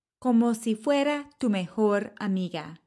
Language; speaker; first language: Spanish; non-native, fluent; English